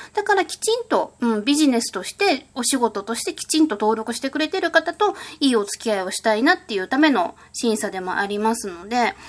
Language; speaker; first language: Japanese; native; Japanese